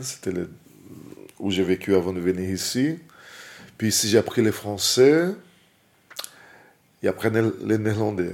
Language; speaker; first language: French; non-native, fluent; Portuguese